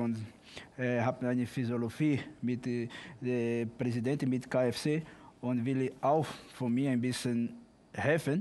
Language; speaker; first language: German; non-native, learner; Portuguese